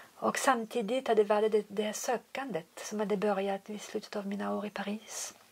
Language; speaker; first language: Swedish; non-native, fluent; French